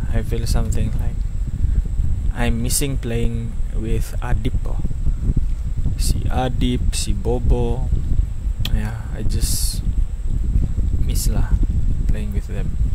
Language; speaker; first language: English; non-native, local second language; Malay